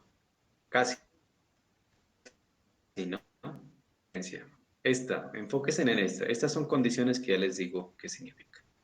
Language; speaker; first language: Spanish; native; Spanish